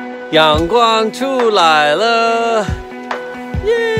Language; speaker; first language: Chinese; non-native, learner; English